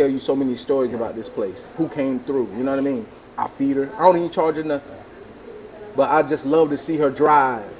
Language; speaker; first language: English; native; English